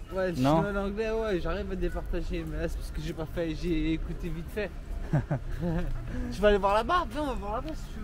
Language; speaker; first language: French; native; French